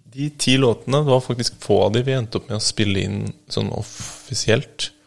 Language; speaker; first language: Norwegian; native; Norwegian